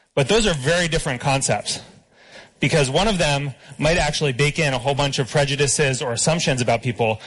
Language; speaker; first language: English; native; English